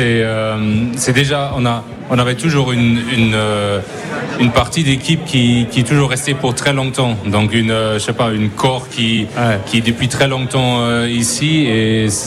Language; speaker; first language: French; non-native, fluent; German